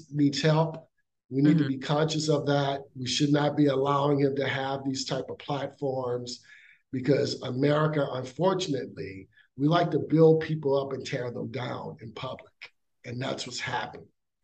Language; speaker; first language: English; native; English